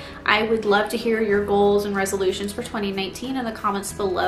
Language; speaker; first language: English; native; English